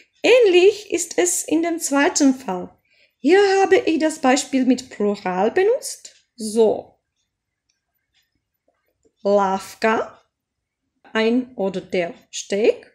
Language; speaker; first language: German; non-native, fluent; Czech